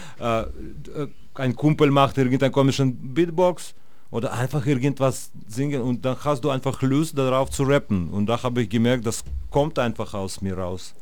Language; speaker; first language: German; non-native, fluent; Russian